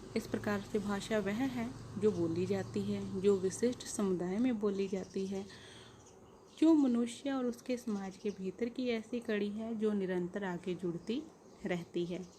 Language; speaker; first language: Hindi; native; Hindi